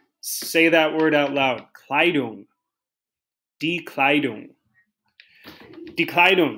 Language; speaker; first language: German; non-native, fluent; English